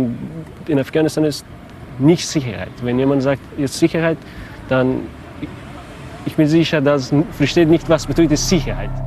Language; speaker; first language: German; non-native, learner; Persian